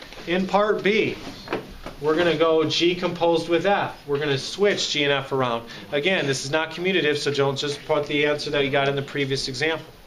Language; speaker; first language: English; native; English